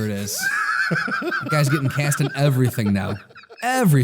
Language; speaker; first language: English; native; English